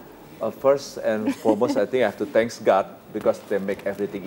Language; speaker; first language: English; non-native, fluent; Indonesian